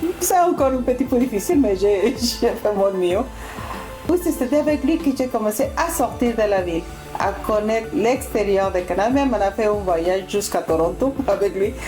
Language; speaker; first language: French; non-native, fluent; Spanish